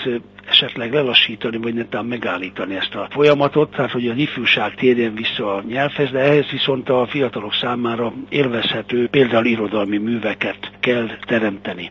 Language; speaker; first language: Hungarian; native; Hungarian